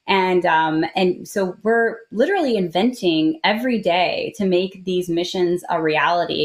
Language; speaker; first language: English; native; English